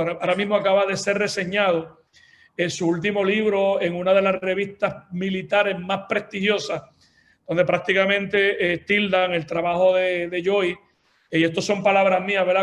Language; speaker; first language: Spanish; native; Spanish